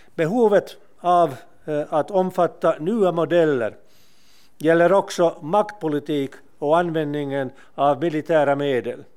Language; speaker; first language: Swedish; non-native, local second language; Finnish